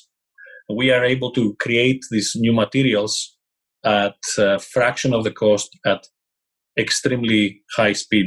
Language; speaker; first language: English; non-native, fluent; Greek